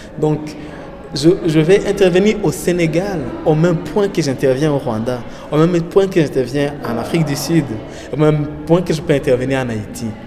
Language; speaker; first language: French; non-native, local second language; Kinyarwanda